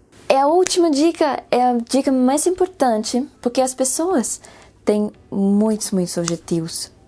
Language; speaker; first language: Portuguese; non-native, fluent; Spanish